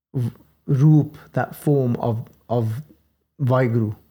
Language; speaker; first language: English; native; English